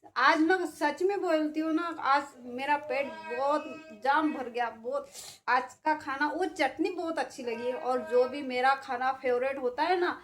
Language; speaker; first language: Hindi; non-native, local second language; Marathi